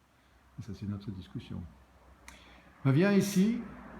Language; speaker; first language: French; non-native, learner; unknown